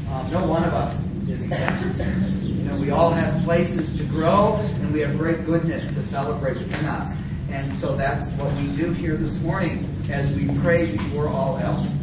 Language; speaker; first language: English; native; English